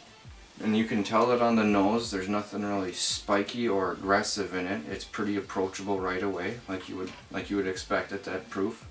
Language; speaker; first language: English; native; English